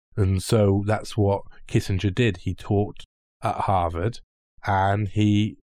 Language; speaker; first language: English; native; English